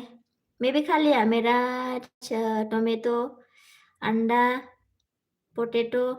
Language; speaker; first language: Hindi; non-native, local second language; Bodo